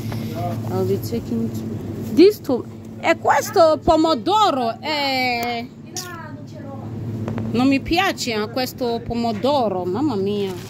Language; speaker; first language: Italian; non-native, learner; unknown